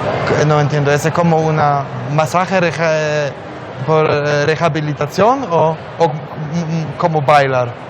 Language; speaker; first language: Spanish; non-native, learner; Polish